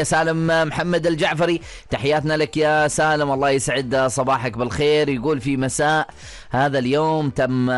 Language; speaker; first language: Arabic; native; Arabic